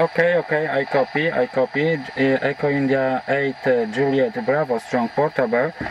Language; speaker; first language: English; non-native, fluent; Polish